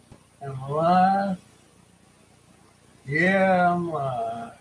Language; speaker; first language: English; native; English